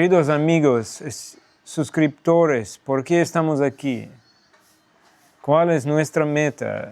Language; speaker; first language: Spanish; non-native, fluent; Russian